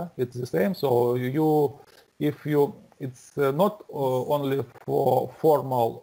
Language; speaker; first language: English; non-native, learner; Russian